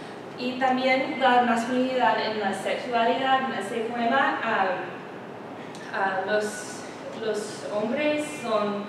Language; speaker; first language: Spanish; non-native, learner; English